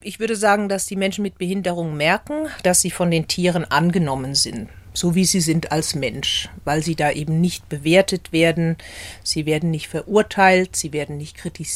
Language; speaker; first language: German; native; German